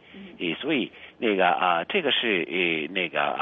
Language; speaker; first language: Chinese; non-native, fluent; Japanese